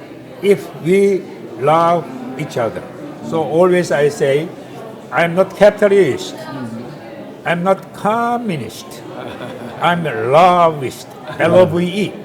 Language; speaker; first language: English; non-native, learner; Korean